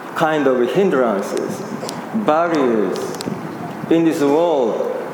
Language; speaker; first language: English; non-native, fluent; Japanese